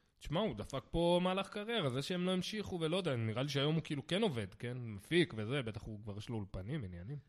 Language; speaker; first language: Hebrew; native; Hebrew